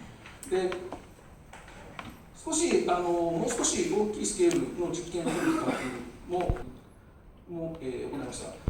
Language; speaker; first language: Japanese; native; Japanese